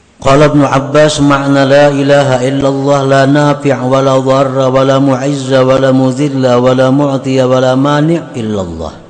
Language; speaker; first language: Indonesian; non-native, local second language; Banjar